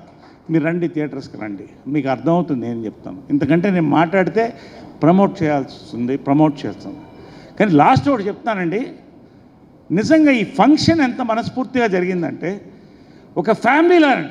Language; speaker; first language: Telugu; native; Telugu